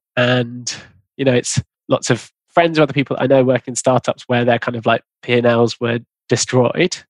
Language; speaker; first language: English; native; English